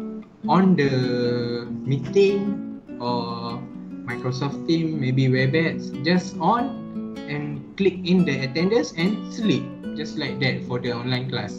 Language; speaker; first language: English; non-native, learner; Malay